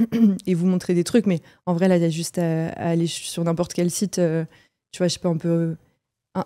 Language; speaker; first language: French; native; French